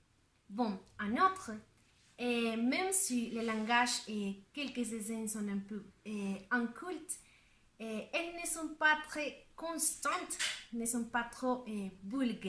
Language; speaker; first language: French; non-native, learner; Spanish